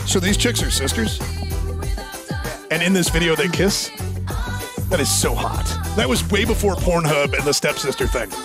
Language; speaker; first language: English; native; English